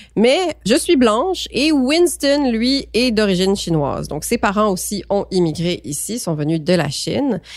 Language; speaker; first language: French; native; French